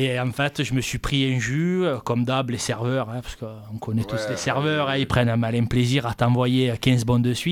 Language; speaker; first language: French; native; French